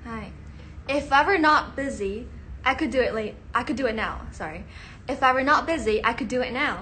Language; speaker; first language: English; early bilingual, other home language; Japanese